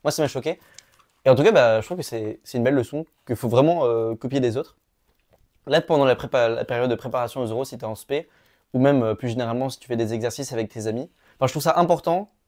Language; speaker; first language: French; native; French